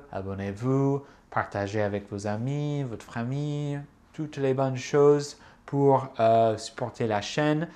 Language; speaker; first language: French; non-native, fluent; English